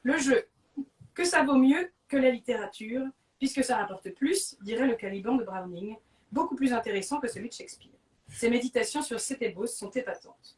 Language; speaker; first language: French; native; French